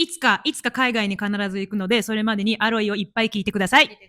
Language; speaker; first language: Japanese; native; Japanese